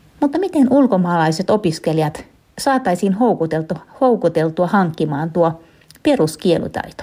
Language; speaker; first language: Finnish; native; Finnish